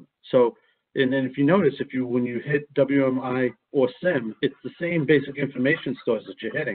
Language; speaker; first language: English; native; English